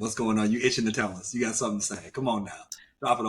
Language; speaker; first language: English; native; English